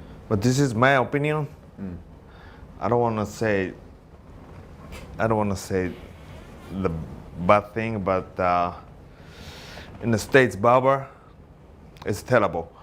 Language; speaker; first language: English; non-native, learner; Japanese